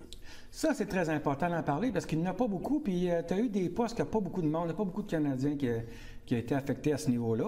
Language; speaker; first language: French; native; French